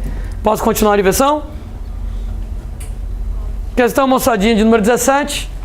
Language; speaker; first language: Portuguese; native; Portuguese